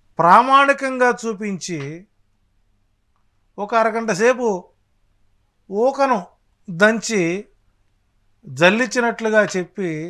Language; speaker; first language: Telugu; native; Telugu